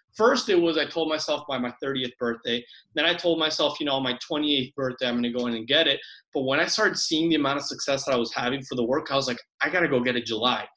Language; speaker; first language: English; early bilingual, other home language; Spanish